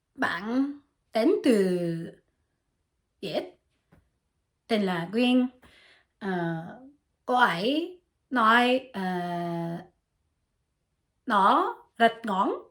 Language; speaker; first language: Vietnamese; non-native, learner; French